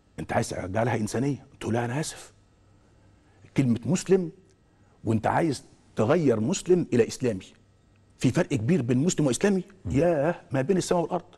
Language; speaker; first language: Arabic; native; Arabic